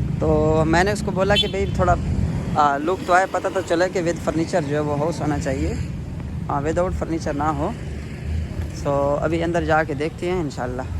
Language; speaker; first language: Urdu; non-native, local second language; Saraiki